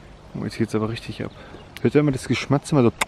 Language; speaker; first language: German; native; German